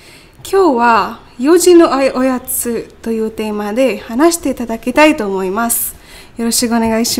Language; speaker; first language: Japanese; non-native, learner; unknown